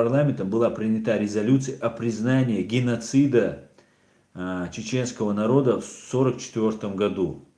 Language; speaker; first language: Russian; non-native, local second language; Chechen